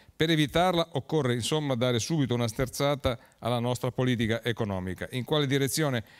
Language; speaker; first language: Italian; native; Italian